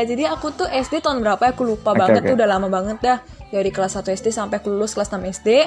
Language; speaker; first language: Indonesian; early bilingual, heritage; Malay